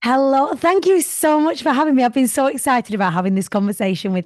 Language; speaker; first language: English; native; English